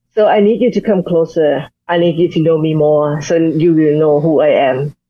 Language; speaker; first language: English; non-native, fluent; Thai